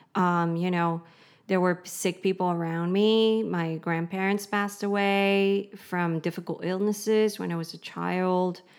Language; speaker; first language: English; native; English